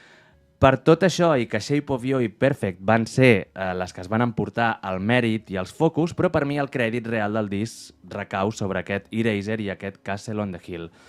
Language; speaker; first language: Catalan; native; Catalan